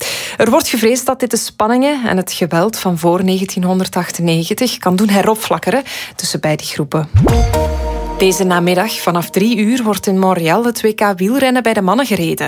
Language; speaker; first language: Dutch; native; Dutch